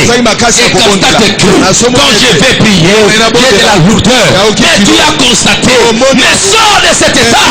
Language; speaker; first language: French; non-native, local second language; Lingala